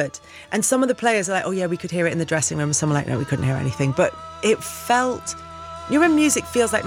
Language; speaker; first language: English; native; English